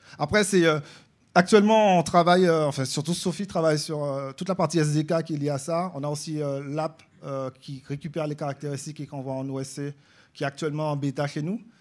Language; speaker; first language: French; native; French